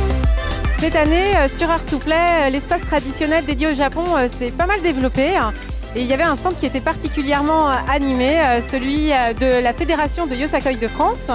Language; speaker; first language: French; native; French